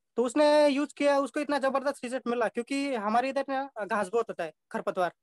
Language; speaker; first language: Hindi; non-native, local second language; Marathi